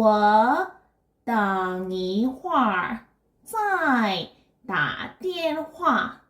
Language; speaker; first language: Chinese; non-native, fluent; Korean